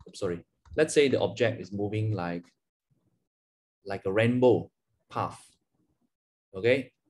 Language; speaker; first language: English; non-native, local second language; Chinese